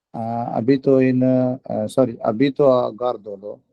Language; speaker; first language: Italian; non-native, learner; Urdu